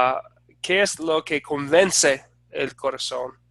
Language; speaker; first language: Spanish; non-native, fluent; English